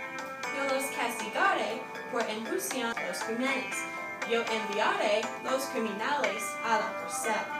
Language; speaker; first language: Spanish; non-native, learner; English